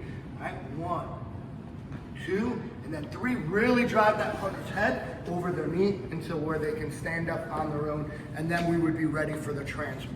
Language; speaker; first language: English; native; English